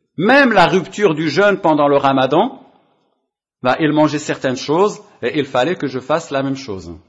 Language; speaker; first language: French; non-native, local second language; Arabic